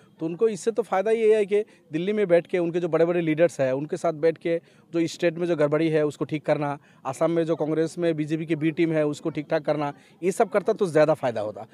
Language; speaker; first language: Hindi; non-native, local second language; Bangla